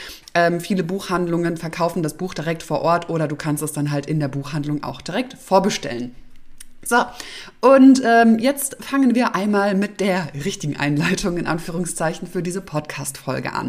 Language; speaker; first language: German; native; German